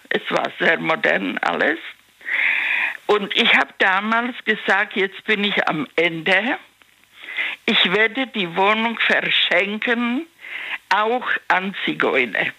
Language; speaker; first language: German; non-native, learner; Czech